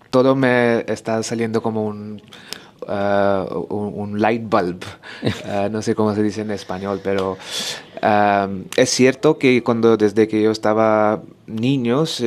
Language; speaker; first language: Spanish; non-native, learner; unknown